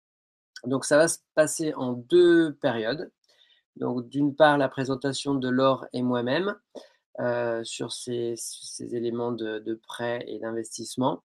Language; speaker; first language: French; native; French